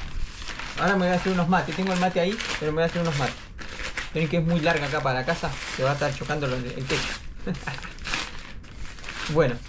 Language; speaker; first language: Spanish; native; Spanish